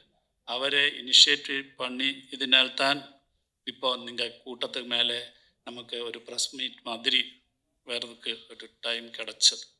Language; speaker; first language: Tamil; non-native, learner; Malayalam